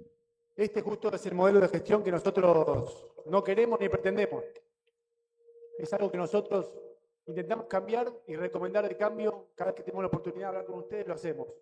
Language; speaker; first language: Spanish; native; Spanish